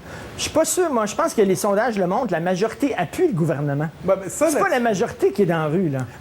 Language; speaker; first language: French; native; French